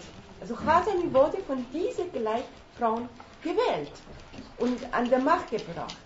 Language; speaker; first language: German; non-native, learner; Persian